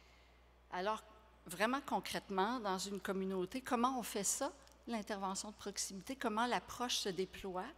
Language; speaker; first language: French; native; French